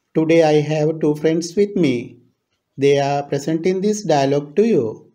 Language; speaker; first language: English; non-native, local second language; Sinhala